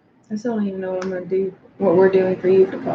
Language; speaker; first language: English; native; English